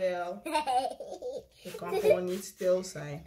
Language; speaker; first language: Dutch; non-native, fluent; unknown